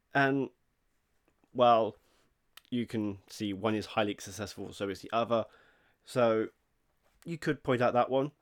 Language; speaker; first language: English; native; English